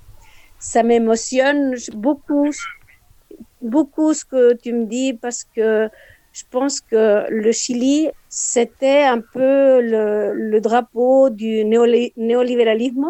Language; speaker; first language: French; non-native, fluent; Spanish